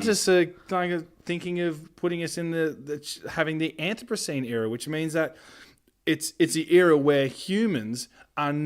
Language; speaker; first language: English; native; English